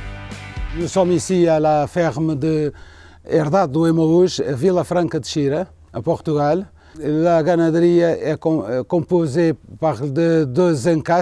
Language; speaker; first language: French; non-native, learner; Portuguese